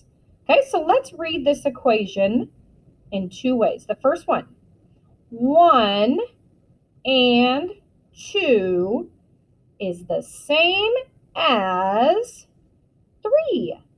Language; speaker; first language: English; native; English